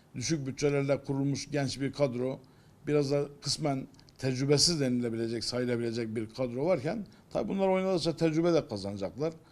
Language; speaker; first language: Turkish; native; Turkish